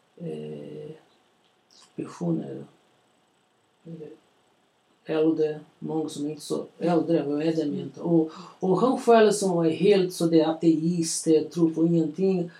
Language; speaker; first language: Swedish; non-native, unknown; Portuguese